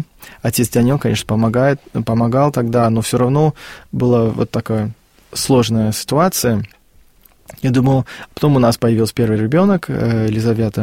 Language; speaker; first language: Russian; non-native, fluent; Afrikaans